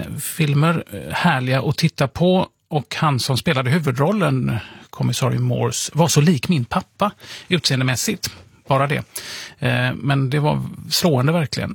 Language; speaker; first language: Swedish; native; Swedish